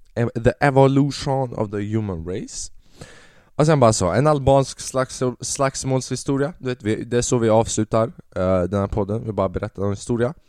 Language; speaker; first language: Swedish; early bilingual, other home language; Albanian